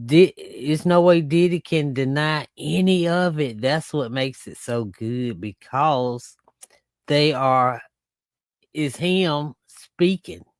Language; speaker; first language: English; native; English